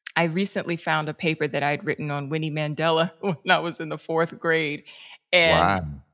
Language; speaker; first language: English; native; English